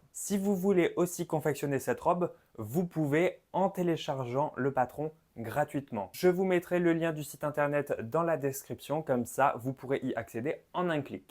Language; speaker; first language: French; native; French